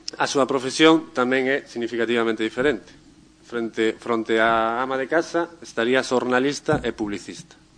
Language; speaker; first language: Galician; non-native, local second language; Spanish